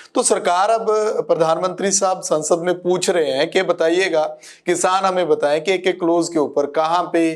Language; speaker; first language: Hindi; non-native, local second language; Punjabi